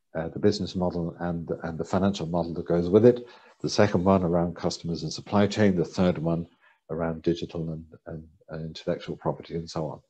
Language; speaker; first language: English; native; English